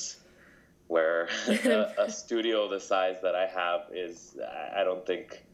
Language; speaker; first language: English; early bilingual, other home language; Spanish